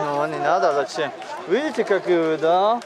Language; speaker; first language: Russian; non-native, local second language; Tajik